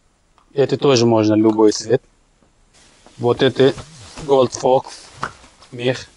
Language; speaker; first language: Russian; non-native, learner; Turkish